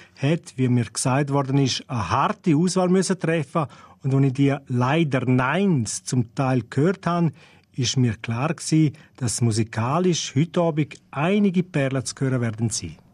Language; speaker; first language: German; non-native, local second language; Romansh